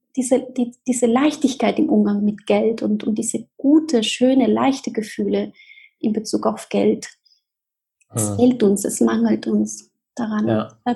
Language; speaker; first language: German; non-native, fluent; Spanish